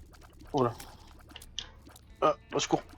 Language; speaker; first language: French; native; French